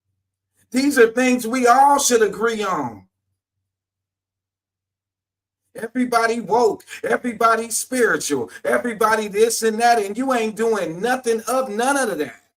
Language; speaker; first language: English; native; English